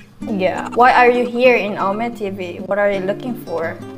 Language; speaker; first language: English; non-native, local second language; Filipino